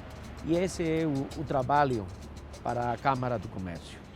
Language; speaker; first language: Portuguese; non-native, fluent; Spanish